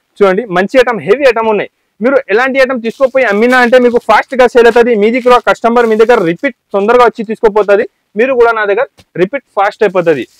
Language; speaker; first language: Telugu; non-native, local second language; Urdu